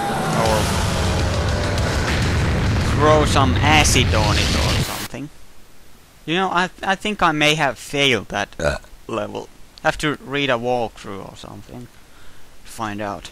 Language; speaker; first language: English; native; English